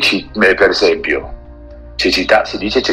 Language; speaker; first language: Italian; non-native, learner; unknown